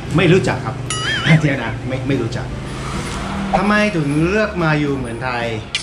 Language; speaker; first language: Thai; non-native, fluent; Japanese